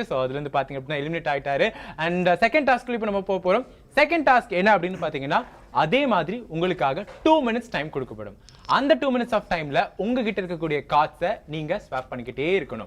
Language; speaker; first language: Tamil; native; Tamil